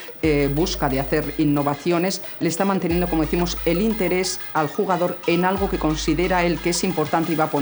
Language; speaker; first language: Spanish; native; Spanish